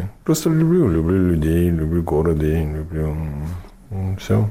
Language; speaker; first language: Russian; non-native, fluent; English